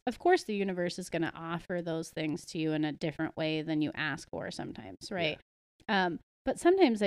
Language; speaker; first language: English; native; English